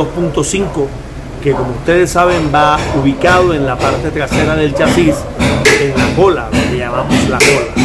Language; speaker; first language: Spanish; native; Spanish